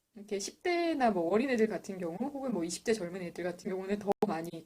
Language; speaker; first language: Korean; native; Korean